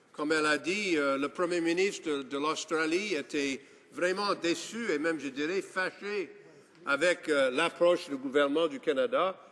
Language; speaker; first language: French; non-native, local second language; English